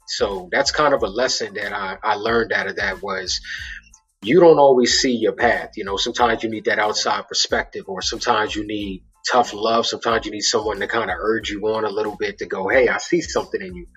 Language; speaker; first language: English; native; English